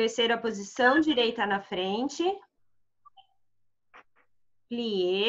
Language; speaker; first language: Portuguese; native; Portuguese